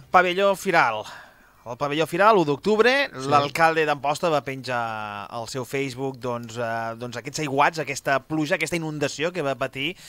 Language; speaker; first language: Catalan; non-native, local second language; Spanish